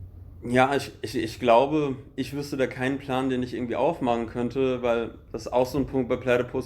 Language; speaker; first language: German; native; German